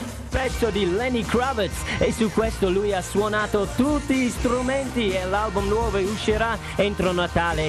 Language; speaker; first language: Italian; non-native, fluent; English